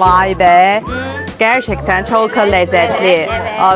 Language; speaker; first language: Turkish; non-native, learner; Chinese